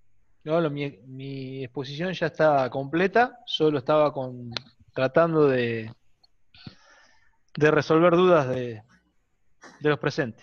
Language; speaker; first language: Spanish; native; Spanish